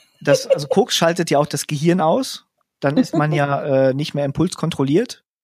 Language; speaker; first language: German; native; German